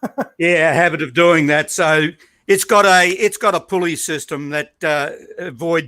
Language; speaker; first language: English; native; English